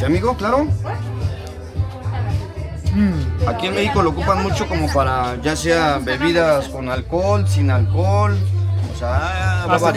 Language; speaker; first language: Spanish; native; Spanish